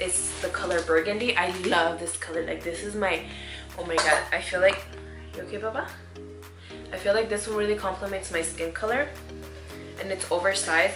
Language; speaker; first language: English; early bilingual, other home language; Spanish